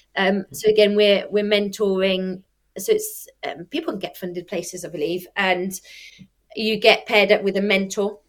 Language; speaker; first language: English; native; English